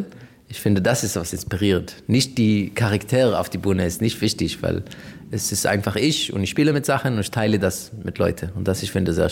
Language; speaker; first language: German; non-native, fluent; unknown